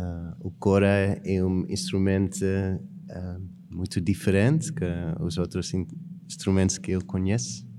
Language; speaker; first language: Portuguese; non-native, fluent; Dutch